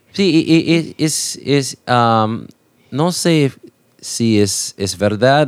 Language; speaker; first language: Spanish; non-native, learner; English